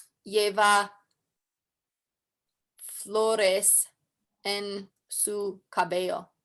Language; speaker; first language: Spanish; non-native, learner; English